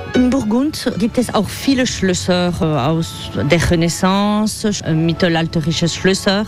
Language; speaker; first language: German; non-native, learner; French